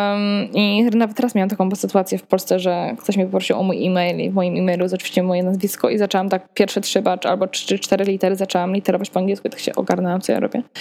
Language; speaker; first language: Polish; early bilingual, heritage; Polish